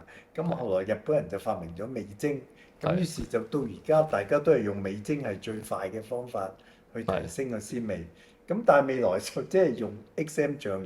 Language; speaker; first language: Cantonese; native; Cantonese